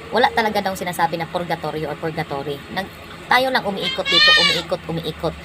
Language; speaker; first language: Filipino; non-native, local second language; Cebuano